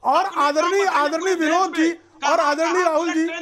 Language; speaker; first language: Hindi; native; Hindi